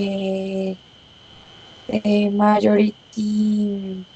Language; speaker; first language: English; non-native, learner; Spanish